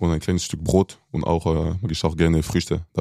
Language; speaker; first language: German; non-native, local second language; French